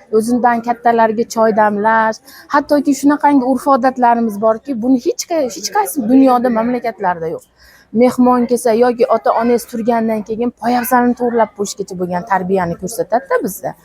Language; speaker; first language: Uzbek; native; Uzbek